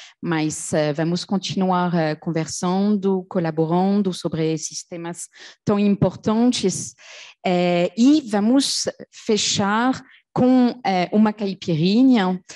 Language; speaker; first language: Portuguese; non-native, fluent; French